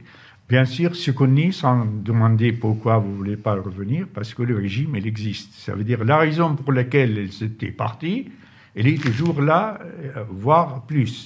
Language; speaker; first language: French; non-native, fluent; Arabic